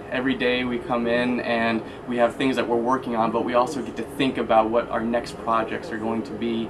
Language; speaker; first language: English; native; English